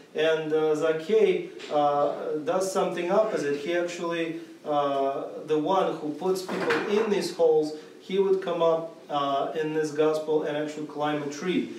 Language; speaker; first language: English; non-native, fluent; Russian